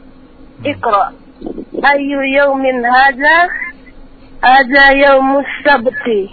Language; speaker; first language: Arabic; non-native, learner; Indonesian